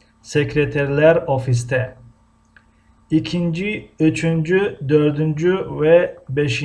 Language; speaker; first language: Turkish; non-native, fluent; Tajik